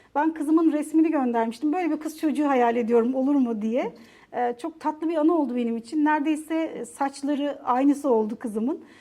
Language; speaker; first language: Turkish; native; Turkish